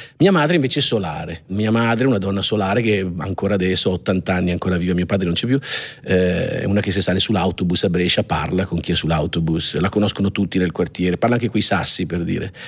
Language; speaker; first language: Italian; native; Italian